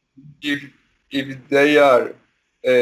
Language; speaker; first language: English; non-native, learner; Spanish